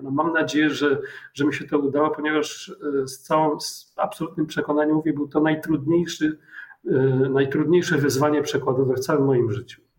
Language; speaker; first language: Polish; native; Polish